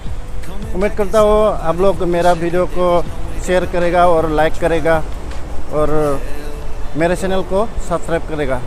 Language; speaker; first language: Hindi; non-native, local second language; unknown